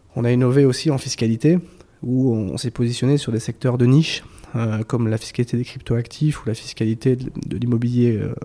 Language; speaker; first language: French; native; French